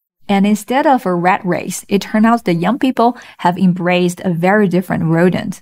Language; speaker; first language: English; non-native, fluent; Chinese